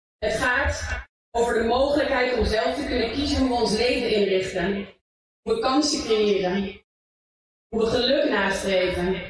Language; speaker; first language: Dutch; early bilingual, other home language; English